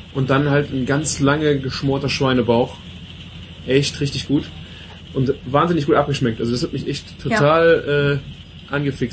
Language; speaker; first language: German; native; German